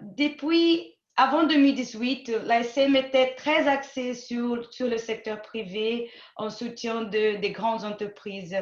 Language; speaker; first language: French; non-native, fluent; Portuguese